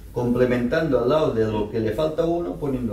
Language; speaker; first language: Spanish; native; Spanish